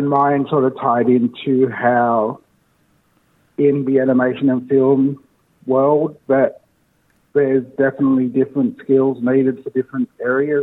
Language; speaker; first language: English; native; English